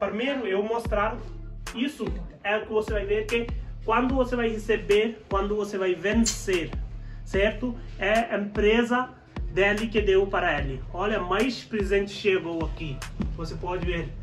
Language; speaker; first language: Portuguese; non-native, learner; Hindi